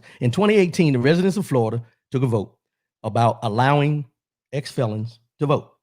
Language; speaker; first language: English; native; English